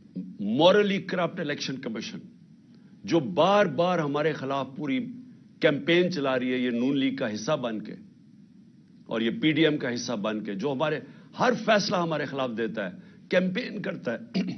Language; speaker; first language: Urdu; native; Urdu